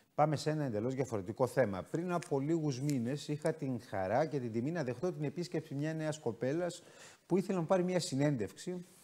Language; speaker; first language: Greek; native; Greek